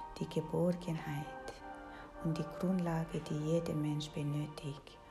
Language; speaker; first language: German; non-native, fluent; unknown